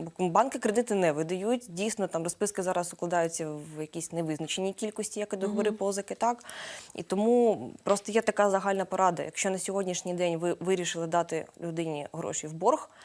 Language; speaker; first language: Ukrainian; native; Ukrainian